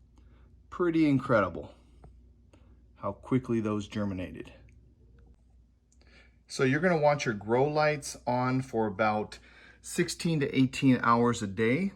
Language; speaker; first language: English; native; English